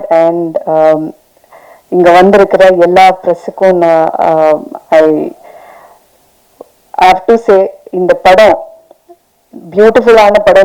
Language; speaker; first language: Tamil; non-native, fluent; Malayalam